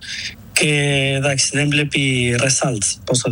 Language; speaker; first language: Greek; non-native, learner; Spanish